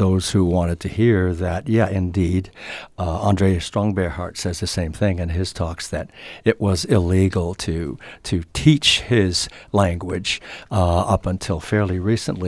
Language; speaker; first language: English; native; English